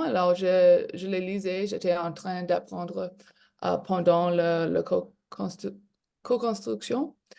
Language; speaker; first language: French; non-native, local second language; English